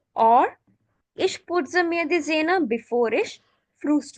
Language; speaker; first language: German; non-native, fluent; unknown